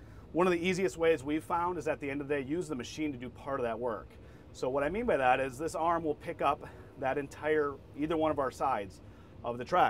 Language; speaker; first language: English; native; English